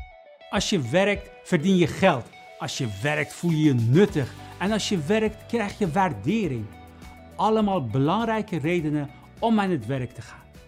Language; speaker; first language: Dutch; non-native, fluent; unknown